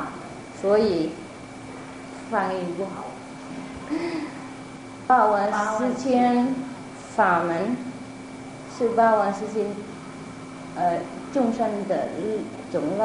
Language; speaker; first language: Chinese; non-native, fluent; Vietnamese